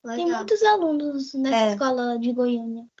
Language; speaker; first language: Portuguese; non-native, learner; Spanish